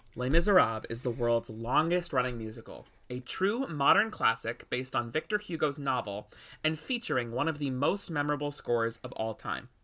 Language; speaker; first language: English; native; English